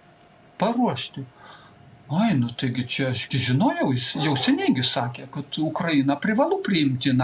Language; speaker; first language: Lithuanian; native; Lithuanian